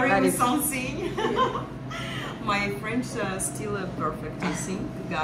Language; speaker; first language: English; non-native, learner; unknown